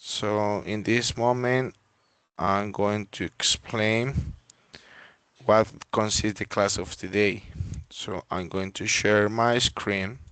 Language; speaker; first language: English; non-native, fluent; Spanish